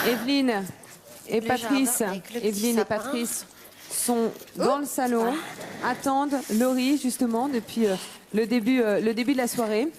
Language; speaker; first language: French; native; French